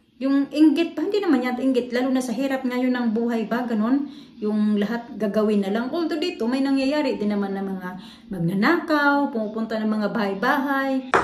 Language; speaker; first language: Filipino; non-native, local second language; Waray